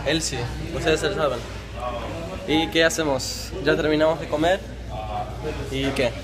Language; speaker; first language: Spanish; early bilingual, other home language; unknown